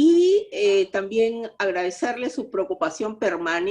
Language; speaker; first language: Spanish; native; Spanish